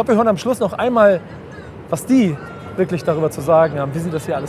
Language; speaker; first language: German; native; German